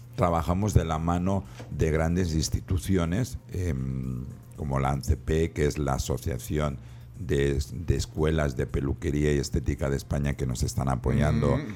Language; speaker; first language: Spanish; native; Spanish